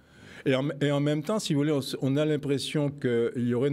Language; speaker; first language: French; native; French